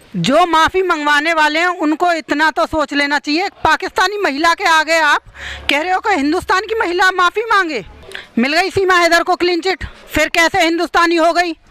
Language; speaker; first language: Hindi; native; Hindi